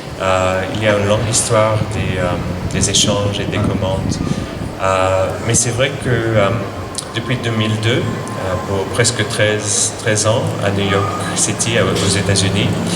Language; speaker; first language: French; non-native, fluent; English